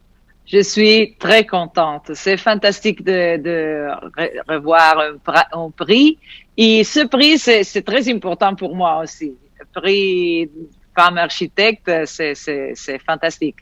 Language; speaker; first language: French; non-native, fluent; Italian